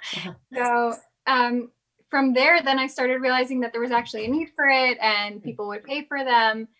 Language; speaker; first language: English; native; English